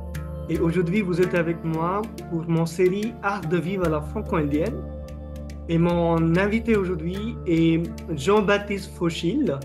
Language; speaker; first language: French; non-native, fluent; Marathi